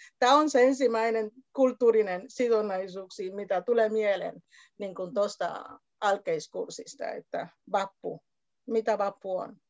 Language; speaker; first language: Finnish; non-native, fluent; Spanish